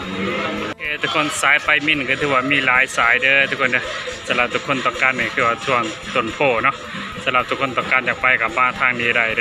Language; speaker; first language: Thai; non-native, local second language; Lao